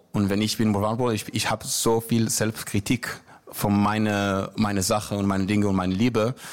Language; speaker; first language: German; non-native, learner; Hebrew